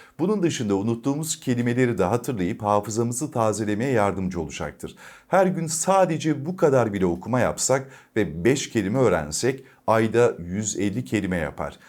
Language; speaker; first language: Turkish; native; Turkish